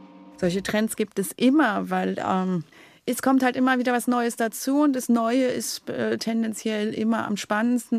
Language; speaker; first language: German; native; German